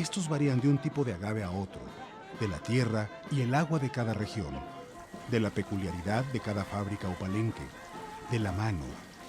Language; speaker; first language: Spanish; native; Spanish